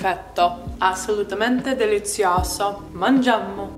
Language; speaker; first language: Italian; non-native, learner; English